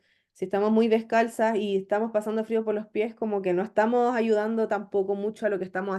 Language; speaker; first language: Spanish; native; Spanish